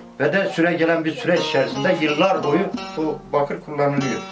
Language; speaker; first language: Turkish; native; Turkish